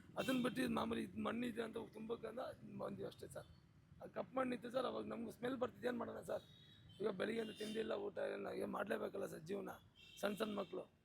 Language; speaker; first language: Kannada; non-native, local second language; Lambadi